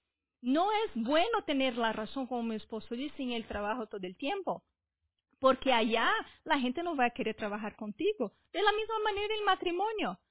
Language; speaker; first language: Spanish; non-native, fluent; Portuguese